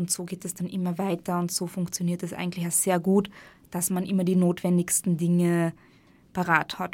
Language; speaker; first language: German; native; German